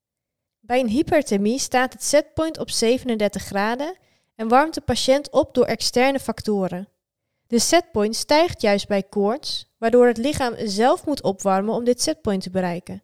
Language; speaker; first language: Dutch; native; Dutch